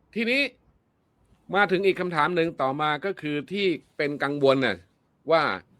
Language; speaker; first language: Thai; native; Thai